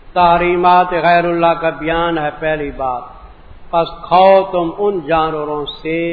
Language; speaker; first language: Urdu; non-native, local second language; Punjabi